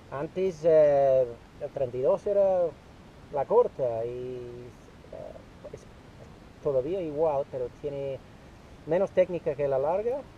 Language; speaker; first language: Spanish; non-native, fluent; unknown